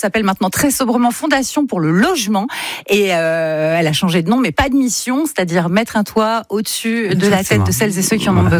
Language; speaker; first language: French; native; French